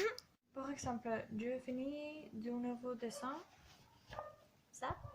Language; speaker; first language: French; non-native, learner; Spanish